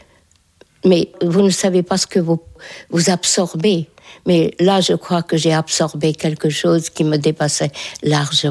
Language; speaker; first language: French; non-native, fluent; Hungarian